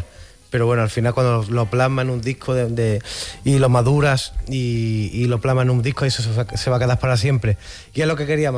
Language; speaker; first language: Spanish; native; Spanish